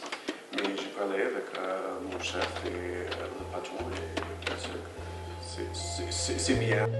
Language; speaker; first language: French; non-native, fluent; English